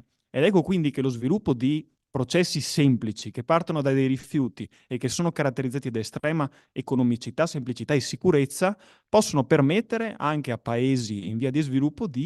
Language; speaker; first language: Italian; native; Italian